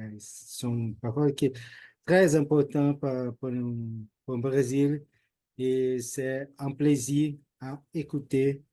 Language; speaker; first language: French; non-native, learner; Portuguese